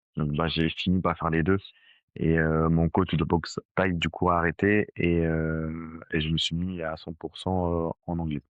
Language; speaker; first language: French; early bilingual, other home language; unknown